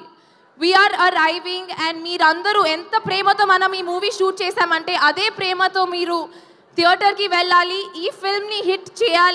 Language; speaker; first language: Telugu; non-native, learner; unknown